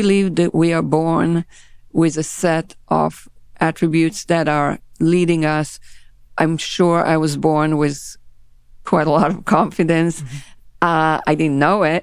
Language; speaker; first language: English; non-native, fluent; Hebrew